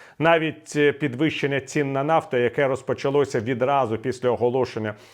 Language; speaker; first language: Ukrainian; non-native, local second language; Russian